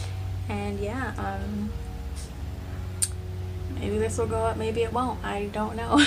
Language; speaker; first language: English; native; English